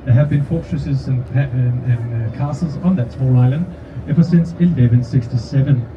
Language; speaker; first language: English; non-native, fluent; Danish